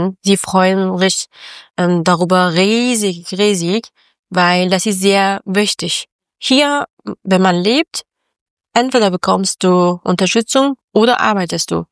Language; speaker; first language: German; non-native, learner; Persian